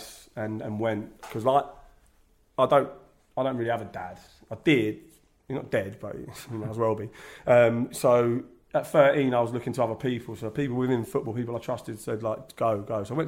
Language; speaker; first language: English; native; English